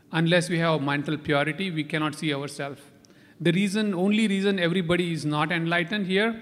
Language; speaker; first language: English; non-native, local second language; Konkani